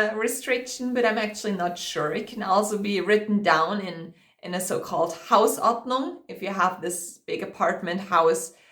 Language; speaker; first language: English; non-native, fluent; German